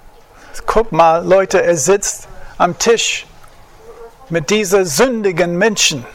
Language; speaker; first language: German; non-native, fluent; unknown